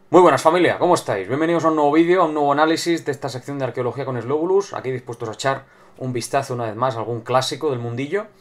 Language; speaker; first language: Spanish; native; Spanish